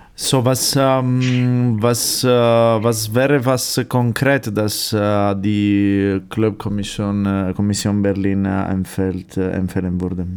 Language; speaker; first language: German; non-native, fluent; Italian